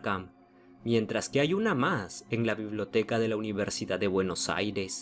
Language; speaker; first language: Spanish; native; Spanish